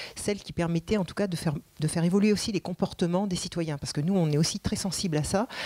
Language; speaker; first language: French; native; French